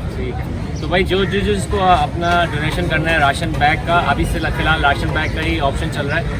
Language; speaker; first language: Urdu; native; Urdu